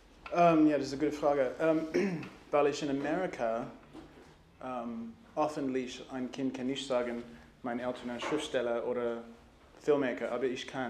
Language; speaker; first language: German; non-native, learner; English